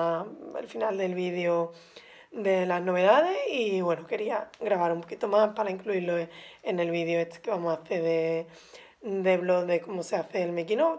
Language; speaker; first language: Spanish; native; Spanish